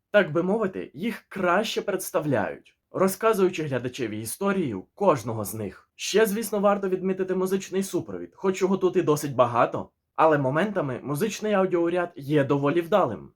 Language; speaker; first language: Ukrainian; native; Ukrainian